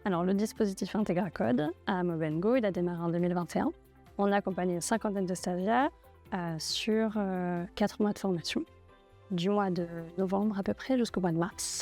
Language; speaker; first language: French; native; French